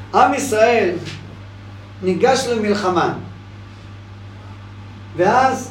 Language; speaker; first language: Hebrew; non-native, fluent; English